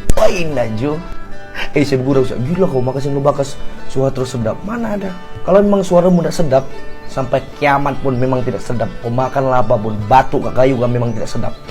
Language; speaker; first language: Malay; native; Malay